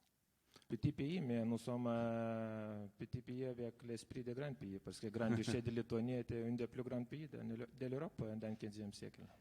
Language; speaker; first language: French; non-native, fluent; Lithuanian